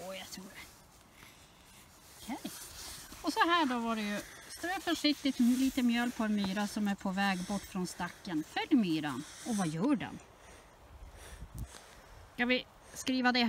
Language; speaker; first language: Swedish; native; Swedish